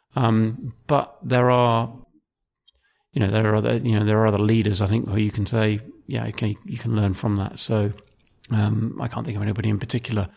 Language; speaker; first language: English; native; English